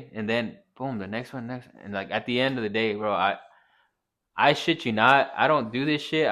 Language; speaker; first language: English; native; English